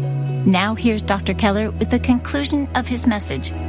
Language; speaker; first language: English; native; English